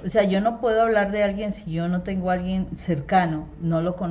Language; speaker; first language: Spanish; native; Spanish